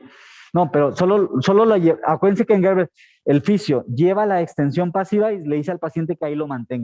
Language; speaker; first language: Spanish; native; Spanish